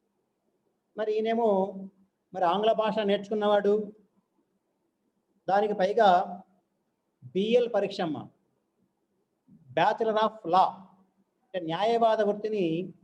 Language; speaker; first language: Telugu; native; Telugu